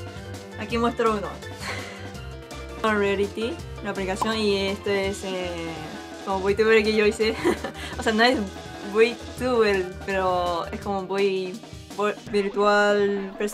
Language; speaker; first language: Spanish; non-native, fluent; Japanese